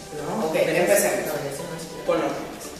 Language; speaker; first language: Spanish; native; Spanish